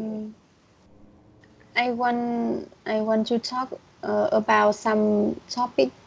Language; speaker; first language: English; non-native, learner; Vietnamese